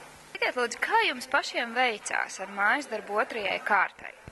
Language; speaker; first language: Latvian; native; Latvian